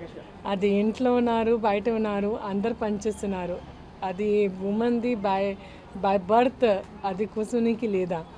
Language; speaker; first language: Telugu; non-native, local second language; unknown